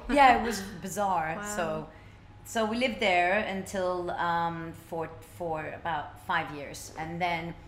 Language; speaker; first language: English; early bilingual, other home language; Swedish